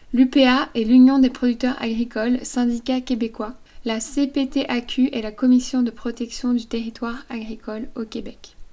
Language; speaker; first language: French; native; French